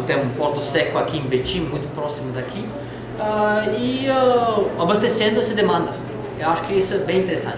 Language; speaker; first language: Portuguese; non-native, learner; Russian